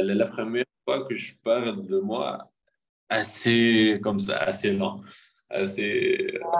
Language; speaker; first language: French; non-native, fluent; Arabic